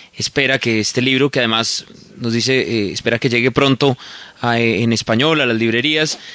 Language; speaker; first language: Spanish; native; Spanish